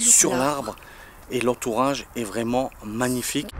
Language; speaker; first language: French; native; French